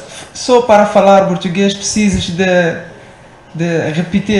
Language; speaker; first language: Portuguese; non-native, learner; Arabic